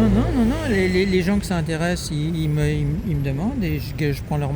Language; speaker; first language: French; native; French